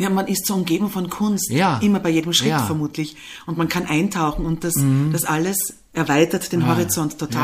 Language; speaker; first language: German; native; German